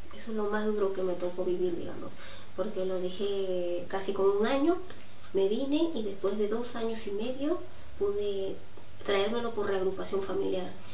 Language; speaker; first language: Spanish; native; Spanish